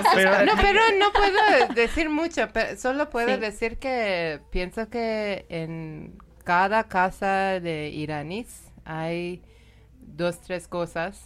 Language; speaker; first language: Spanish; non-native, learner; Persian